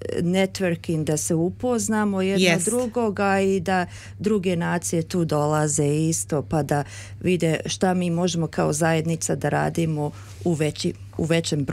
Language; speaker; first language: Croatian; early bilingual, heritage; Serbian